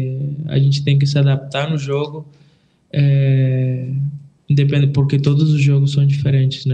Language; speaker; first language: Portuguese; non-native, fluent; Spanish